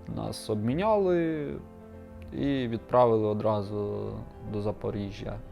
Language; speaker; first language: Ukrainian; native; Ukrainian